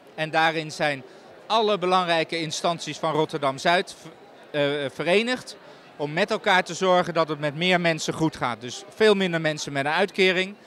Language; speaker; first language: Dutch; native; Dutch